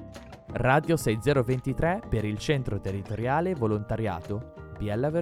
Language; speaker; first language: Italian; native; Italian